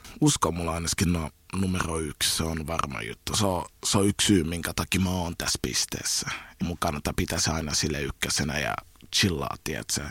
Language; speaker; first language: Finnish; early bilingual, other home language; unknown